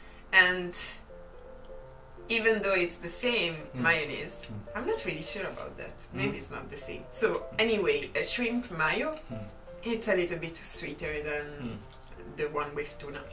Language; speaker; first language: English; non-native, fluent; Italian